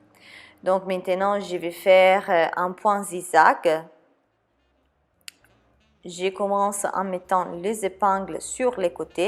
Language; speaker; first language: French; non-native, fluent; Italian